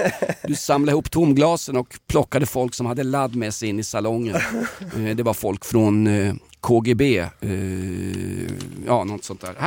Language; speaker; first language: Swedish; native; Swedish